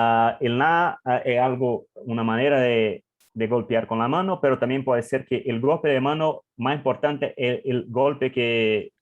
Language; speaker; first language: Spanish; non-native, learner; English